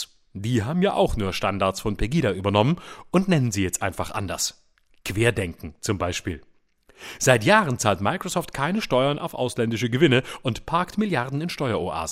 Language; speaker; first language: German; native; German